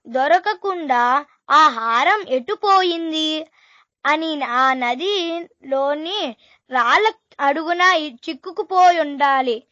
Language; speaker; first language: Telugu; native; Telugu